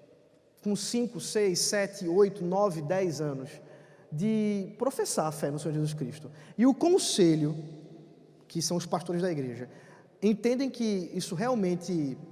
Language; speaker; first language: Portuguese; native; Portuguese